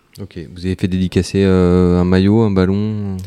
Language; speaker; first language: French; native; French